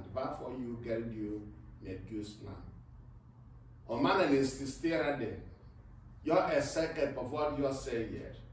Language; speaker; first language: Swedish; non-native, fluent; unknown